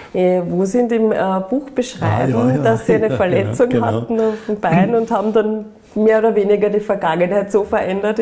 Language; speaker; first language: German; native; German